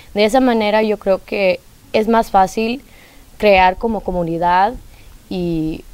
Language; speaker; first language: Spanish; early bilingual, heritage; Spanish